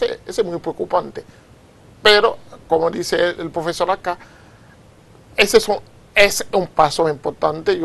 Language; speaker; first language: Spanish; non-native, fluent; Haitian Creole